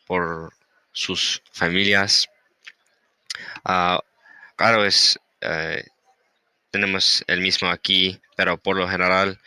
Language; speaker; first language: Spanish; non-native, learner; English